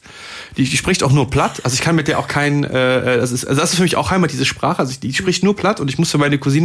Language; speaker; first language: German; native; German